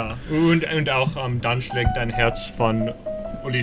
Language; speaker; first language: German; non-native, learner; English